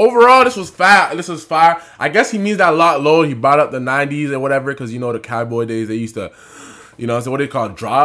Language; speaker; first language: English; native; English